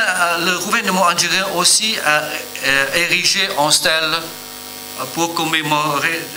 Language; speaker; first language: French; non-native, learner; Vietnamese